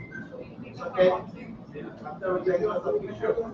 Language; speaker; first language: English; non-native, learner; French